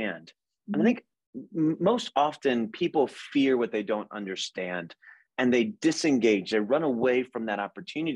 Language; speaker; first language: English; native; English